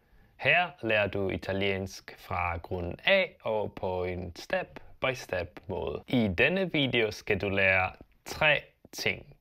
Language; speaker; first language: Danish; non-native, fluent; Italian